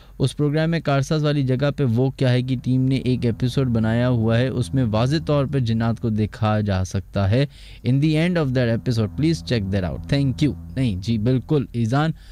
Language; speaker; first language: Urdu; native; Urdu